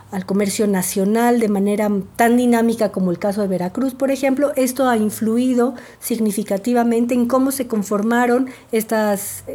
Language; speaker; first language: Spanish; native; Spanish